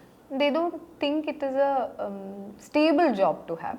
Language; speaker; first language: English; non-native, local second language; Malayalam